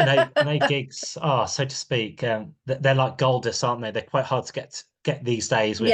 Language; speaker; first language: English; native; English